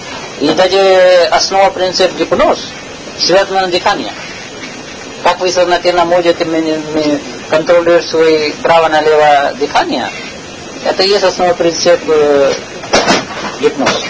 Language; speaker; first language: Russian; non-native, learner; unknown